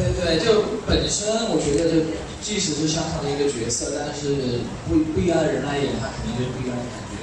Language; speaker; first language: Chinese; native; Chinese